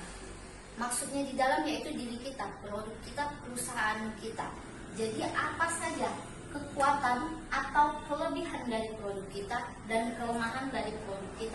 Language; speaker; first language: Indonesian; native; Indonesian